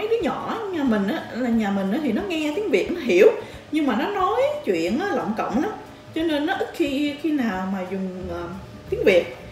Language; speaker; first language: Vietnamese; early bilingual, heritage; Vietnamese